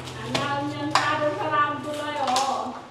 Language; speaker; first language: Korean; non-native, learner; Vietnamese